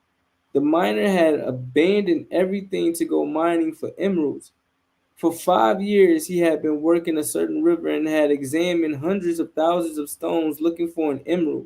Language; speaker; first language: English; native; English